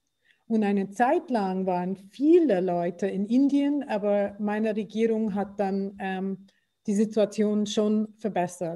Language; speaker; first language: German; non-native, fluent; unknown